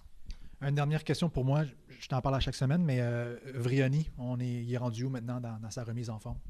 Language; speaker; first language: French; native; French